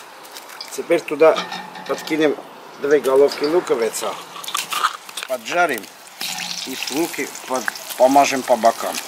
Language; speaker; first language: Russian; non-native, fluent; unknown